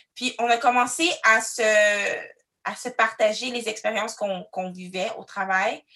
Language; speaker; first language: French; early bilingual, other home language; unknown